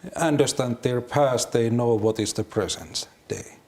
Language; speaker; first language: English; non-native, learner; Finnish